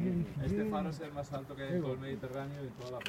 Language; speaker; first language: Spanish; native; Spanish